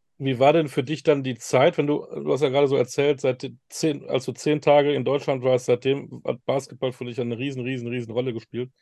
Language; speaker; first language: German; native; German